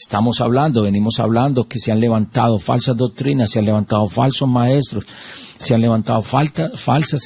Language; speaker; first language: Spanish; native; Spanish